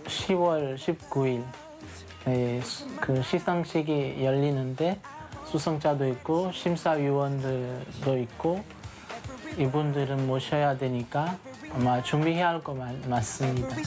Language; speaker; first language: Korean; non-native, fluent; French